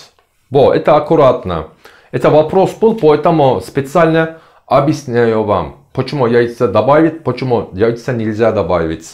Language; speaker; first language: Russian; non-native, learner; Turkish